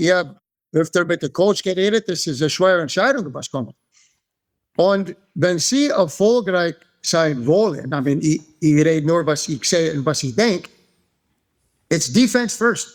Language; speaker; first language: German; non-native, fluent; English